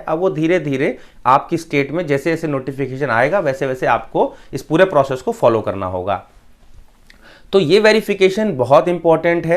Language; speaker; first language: Hindi; native; Hindi